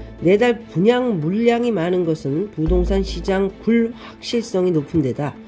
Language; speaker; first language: Korean; native; Korean